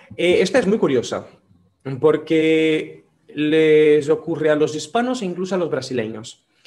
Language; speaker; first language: Spanish; non-native, fluent; Portuguese